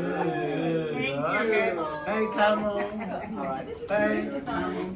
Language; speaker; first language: English; non-native, learner; Japanese